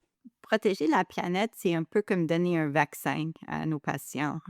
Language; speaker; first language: French; non-native, local second language; English